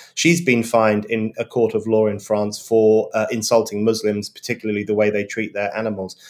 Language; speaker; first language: English; native; English